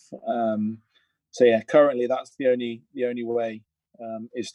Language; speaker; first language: English; native; English